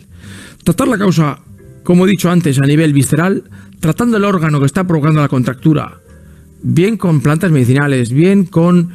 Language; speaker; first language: Spanish; native; Spanish